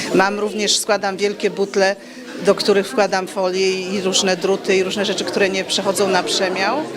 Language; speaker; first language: Polish; native; Polish